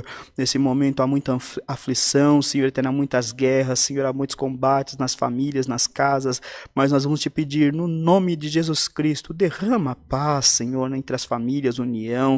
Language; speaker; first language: Portuguese; native; Portuguese